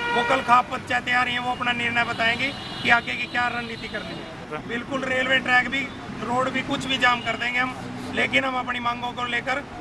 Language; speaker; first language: Hindi; native; Hindi